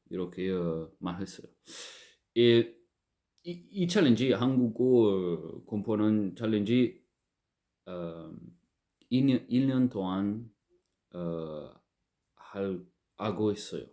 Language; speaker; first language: Korean; non-native, learner; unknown